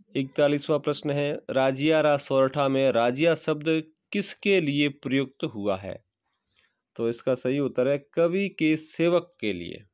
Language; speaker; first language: Hindi; native; Hindi